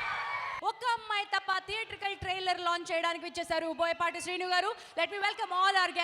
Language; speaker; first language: Telugu; native; Telugu